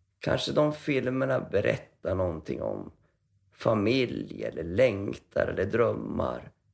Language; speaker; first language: Swedish; native; Swedish